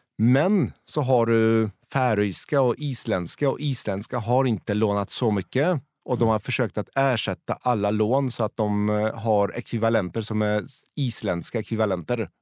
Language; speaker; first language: Swedish; non-native, fluent; Polish